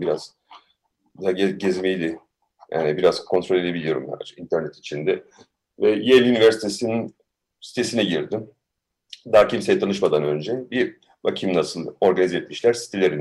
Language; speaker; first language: Turkish; early bilingual, heritage; Turkish